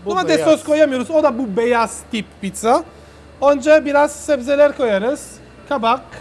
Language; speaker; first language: Turkish; non-native, learner; Italian